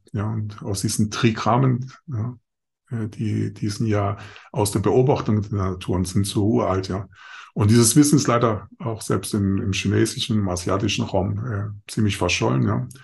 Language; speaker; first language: German; non-native, fluent; Spanish